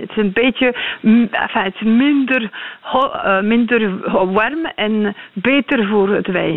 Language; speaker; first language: Dutch; non-native, learner; French